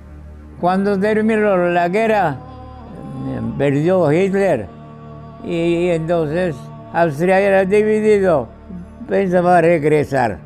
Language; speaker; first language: Spanish; non-native, fluent; Georgian